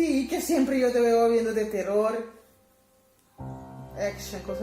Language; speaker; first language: Spanish; non-native, fluent; Papiamento